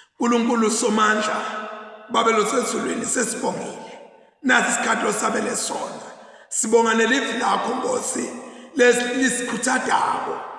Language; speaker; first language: Zulu; non-native, local second language; Swati